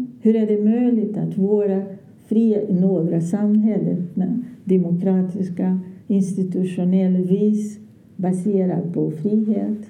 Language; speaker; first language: Swedish; non-native, fluent; Portuguese